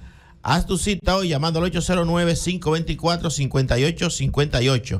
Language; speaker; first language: Spanish; native; Spanish